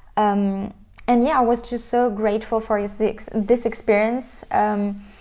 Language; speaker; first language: English; non-native, fluent; French